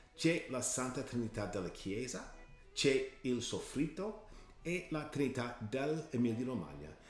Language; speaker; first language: Italian; non-native, learner; English